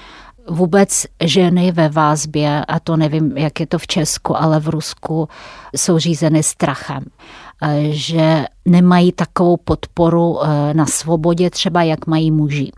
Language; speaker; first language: Czech; non-native, fluent; Russian